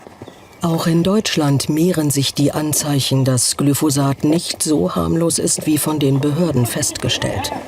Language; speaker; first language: German; native; German